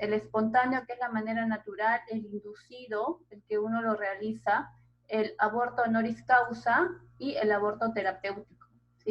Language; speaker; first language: Spanish; native; Spanish